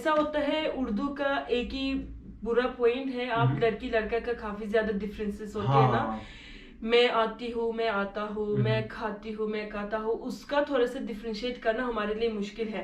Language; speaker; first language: Hindi; non-native, fluent; Turkish